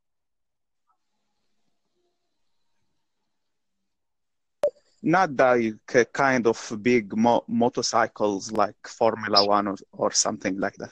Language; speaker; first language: English; non-native, learner; Arabic